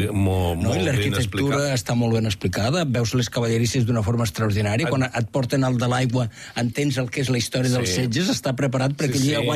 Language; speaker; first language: Catalan; native; Catalan